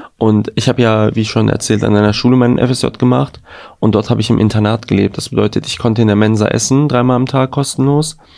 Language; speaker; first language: German; early bilingual, other home language; Albanian